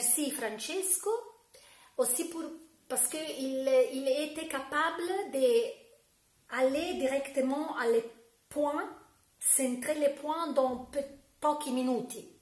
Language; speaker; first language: French; non-native, fluent; Italian